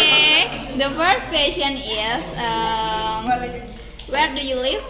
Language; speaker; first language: English; non-native, learner; Indonesian